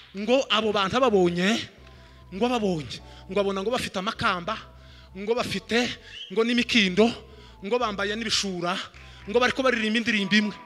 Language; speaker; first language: Kinyarwanda; native; Kinyarwanda